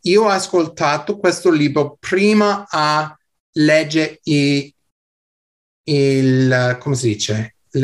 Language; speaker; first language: Italian; non-native, learner; English